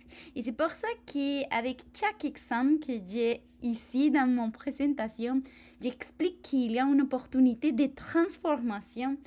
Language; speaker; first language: French; non-native, fluent; Spanish